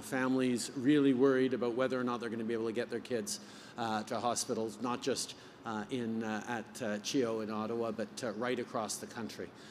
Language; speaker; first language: English; early bilingual, other home language; French